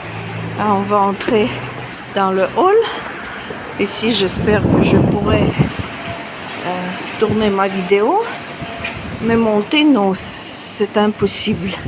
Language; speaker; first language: French; non-native, fluent; Russian